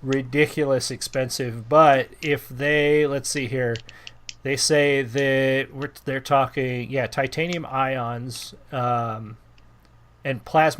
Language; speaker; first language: English; native; English